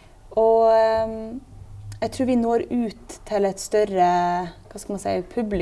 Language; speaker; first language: Norwegian; native; Norwegian